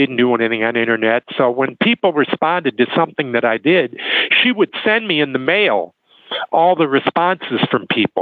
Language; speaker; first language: English; native; English